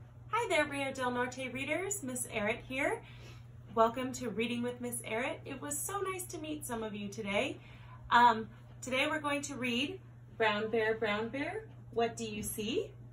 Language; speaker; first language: English; native; English